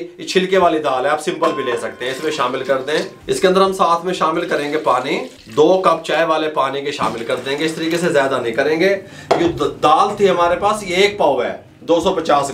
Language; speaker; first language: Hindi; non-native, local second language; Punjabi